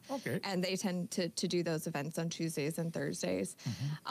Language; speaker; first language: English; native; English